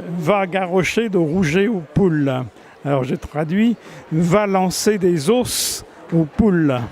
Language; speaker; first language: French; native; French